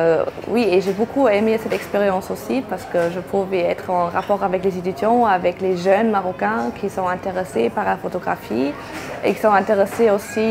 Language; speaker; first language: French; non-native, fluent; German